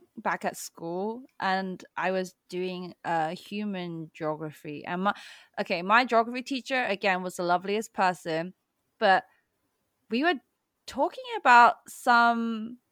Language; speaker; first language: English; early bilingual, other home language; Cantonese